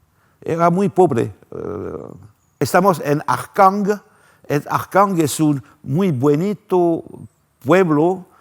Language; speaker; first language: Spanish; non-native, fluent; French